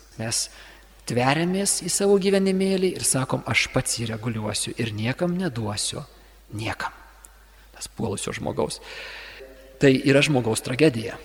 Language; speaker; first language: Lithuanian; native; Lithuanian